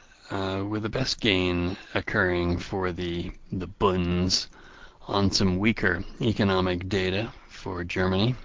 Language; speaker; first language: English; native; English